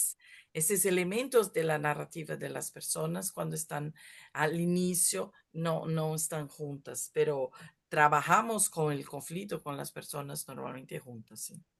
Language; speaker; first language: Spanish; non-native, fluent; Portuguese